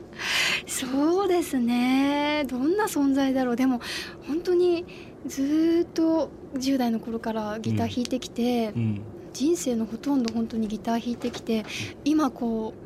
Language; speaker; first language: Japanese; native; Japanese